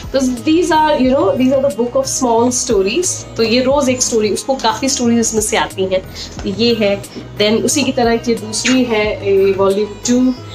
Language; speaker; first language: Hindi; native; Hindi